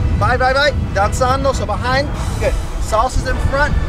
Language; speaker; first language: English; non-native, fluent; Portuguese